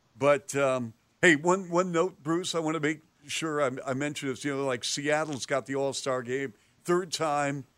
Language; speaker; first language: English; native; English